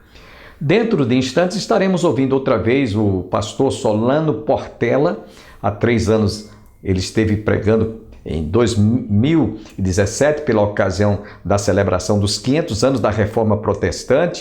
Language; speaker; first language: Portuguese; native; Portuguese